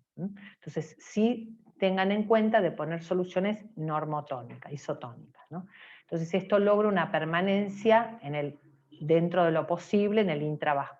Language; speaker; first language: Spanish; native; Spanish